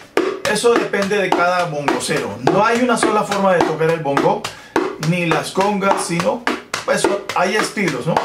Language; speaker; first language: Spanish; native; Spanish